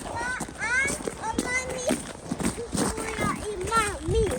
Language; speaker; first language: Swedish; early bilingual, other home language; Mongolian